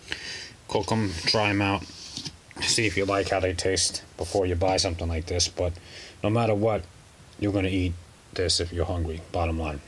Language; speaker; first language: English; native; English